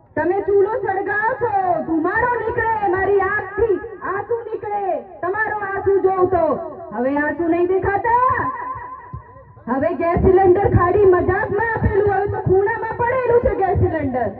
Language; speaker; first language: Gujarati; non-native, local second language; Rathawi